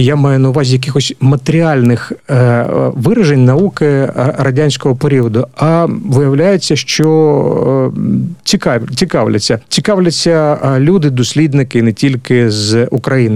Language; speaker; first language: Ukrainian; native; Ukrainian